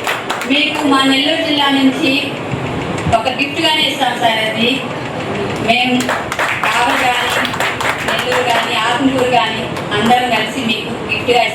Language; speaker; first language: Telugu; native; Telugu